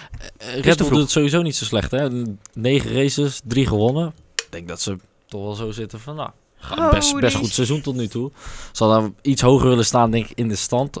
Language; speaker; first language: Dutch; native; Dutch